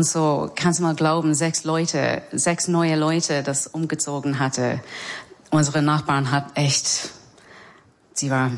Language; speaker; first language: German; non-native, fluent; English